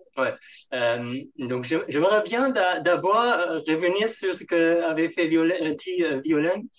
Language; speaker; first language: French; non-native, fluent; German